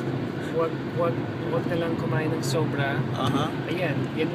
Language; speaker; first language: Filipino; non-native, fluent; English